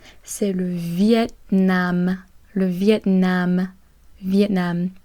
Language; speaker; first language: French; non-native, learner; English